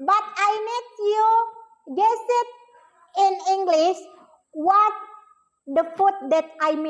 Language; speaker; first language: English; non-native, learner; Indonesian